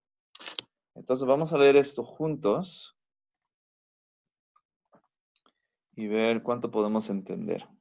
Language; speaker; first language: Spanish; non-native, fluent; English